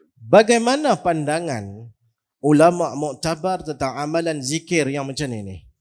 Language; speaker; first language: Malay; native; Malay